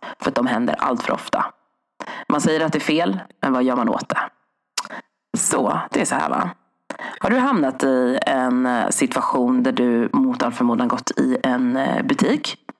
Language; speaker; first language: Swedish; early bilingual, other home language; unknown